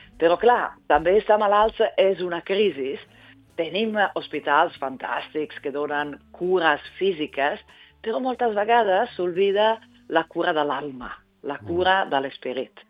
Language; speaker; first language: Catalan; non-native, fluent; Italian